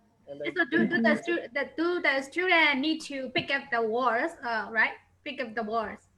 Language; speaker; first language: English; non-native, learner; Burmese